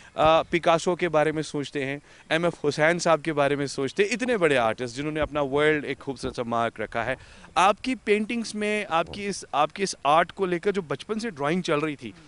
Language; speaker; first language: Hindi; non-native, local second language; Kashmiri